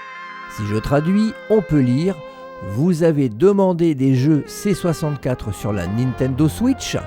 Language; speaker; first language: French; native; French